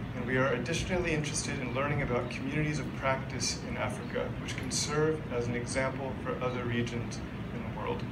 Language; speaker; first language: English; native; English